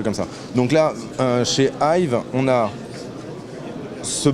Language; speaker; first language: French; native; French